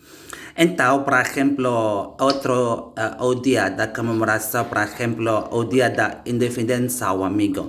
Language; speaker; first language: Portuguese; non-native, learner; Indonesian